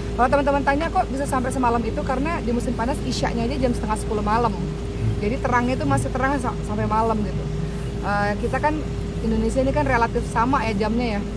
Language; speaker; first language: Indonesian; native; Indonesian